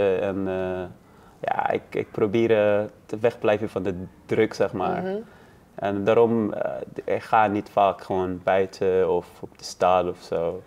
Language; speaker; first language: Dutch; non-native, learner; Persian